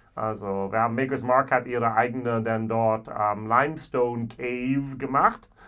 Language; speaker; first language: German; non-native, fluent; English